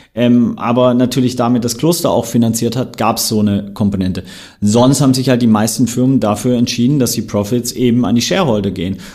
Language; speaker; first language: German; native; German